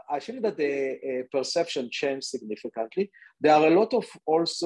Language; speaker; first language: English; non-native, fluent; Hebrew